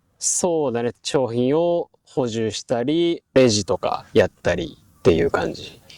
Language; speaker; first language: Japanese; native; Japanese